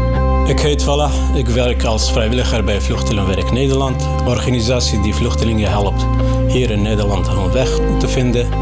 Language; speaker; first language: Dutch; non-native, fluent; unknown